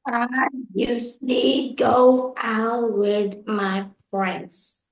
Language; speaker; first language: English; non-native, learner; Vietnamese